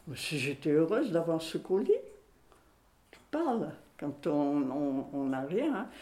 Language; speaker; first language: French; native; French